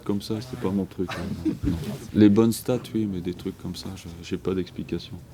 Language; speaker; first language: French; native; French